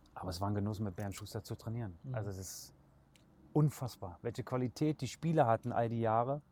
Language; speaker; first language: German; native; German